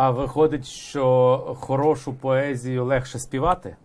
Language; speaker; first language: Ukrainian; native; Ukrainian